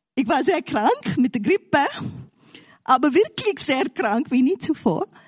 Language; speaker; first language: German; non-native, fluent; English